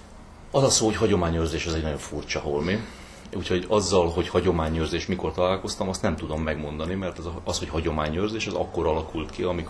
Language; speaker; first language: Hungarian; native; Hungarian